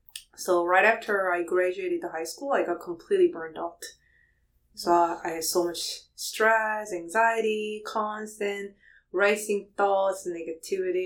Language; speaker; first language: English; non-native, fluent; Korean